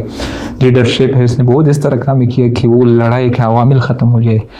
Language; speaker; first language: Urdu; non-native, learner; Pashto